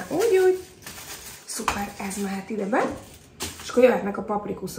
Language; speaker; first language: Hungarian; native; Hungarian